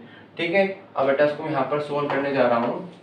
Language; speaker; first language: Hindi; native; Hindi